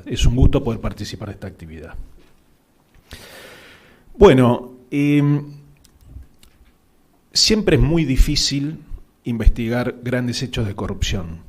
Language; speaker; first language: Spanish; native; Spanish